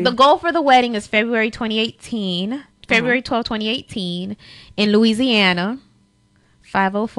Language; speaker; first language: English; early bilingual, other home language; Spanish